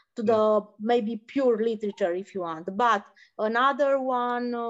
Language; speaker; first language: English; non-native, fluent; Romanian